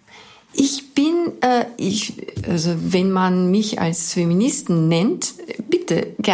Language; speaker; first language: German; non-native, fluent; Turkish